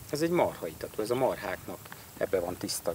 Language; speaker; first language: Hungarian; native; Hungarian